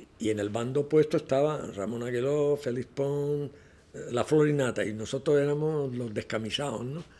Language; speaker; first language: Spanish; non-native, local second language; Catalan